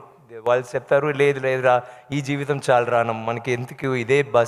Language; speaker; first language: Telugu; non-native, learner; Tamil